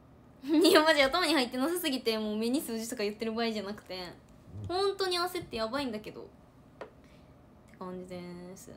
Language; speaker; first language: Japanese; native; Japanese